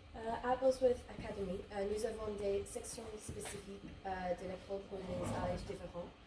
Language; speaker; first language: French; non-native, learner; English